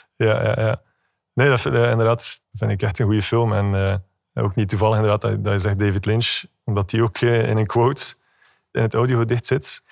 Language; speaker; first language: Dutch; native; Dutch